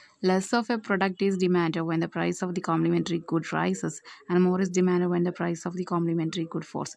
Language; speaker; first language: English; non-native, local second language; Malayalam